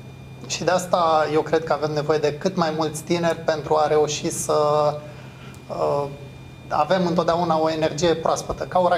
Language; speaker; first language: Romanian; native; Romanian